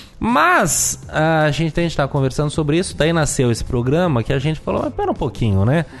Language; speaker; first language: Portuguese; native; Portuguese